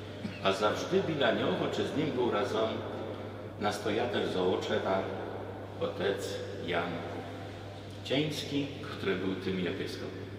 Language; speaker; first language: Ukrainian; non-native, fluent; Polish